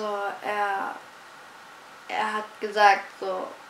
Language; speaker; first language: German; early bilingual, other home language; Arabic